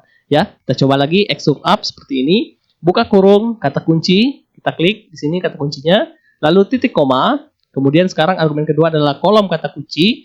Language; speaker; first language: Indonesian; native; Indonesian